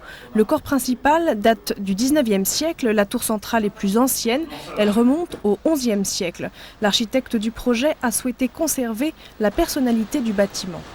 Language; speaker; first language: French; native; French